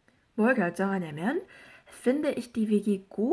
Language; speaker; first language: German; non-native, fluent; Korean